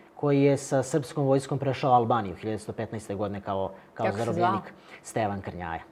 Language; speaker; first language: Serbian; native; Serbian